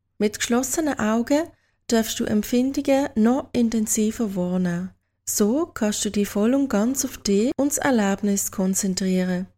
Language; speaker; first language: German; native; German